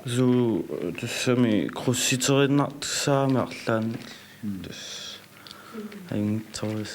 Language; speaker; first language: Danish; non-native, local second language; Kalaallisut